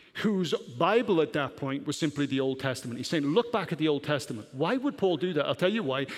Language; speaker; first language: English; native; English